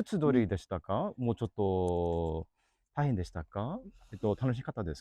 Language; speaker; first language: Japanese; non-native, learner; English